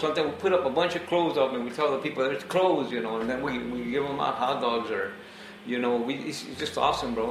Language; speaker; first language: English; early bilingual, other home language; Spanish